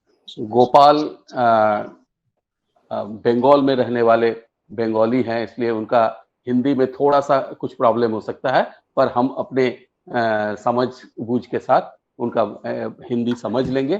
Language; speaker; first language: Hindi; native; Hindi